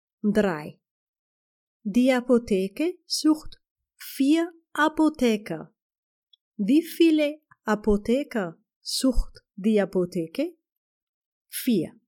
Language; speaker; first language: German; non-native, fluent; Spanish